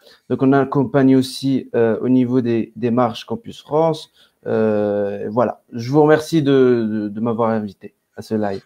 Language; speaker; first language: French; non-native, local second language; Arabic